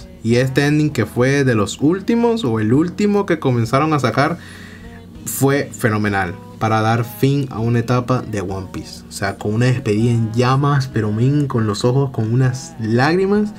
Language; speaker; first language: Spanish; native; Spanish